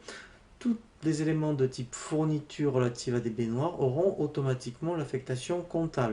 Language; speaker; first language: French; native; French